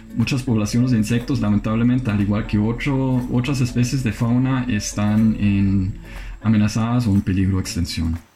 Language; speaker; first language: Spanish; non-native, fluent; German